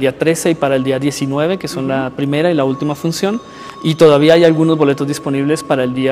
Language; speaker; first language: Spanish; native; Spanish